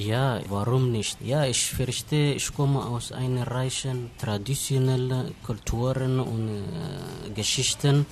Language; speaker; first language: German; non-native, learner; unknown